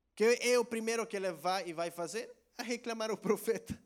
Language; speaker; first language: Portuguese; non-native, learner; Spanish